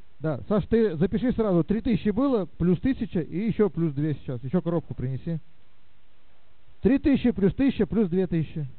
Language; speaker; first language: Russian; native; Russian